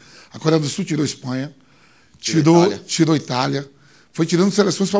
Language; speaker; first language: Portuguese; native; Portuguese